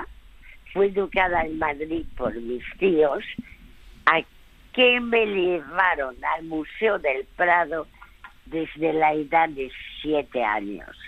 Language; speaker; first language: Spanish; early bilingual, other home language; French